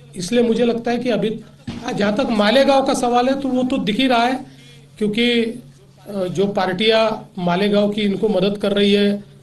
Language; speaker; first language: Hindi; non-native, local second language; Marathi